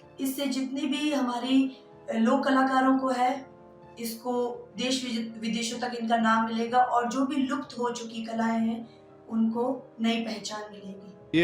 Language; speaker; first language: Hindi; native; Hindi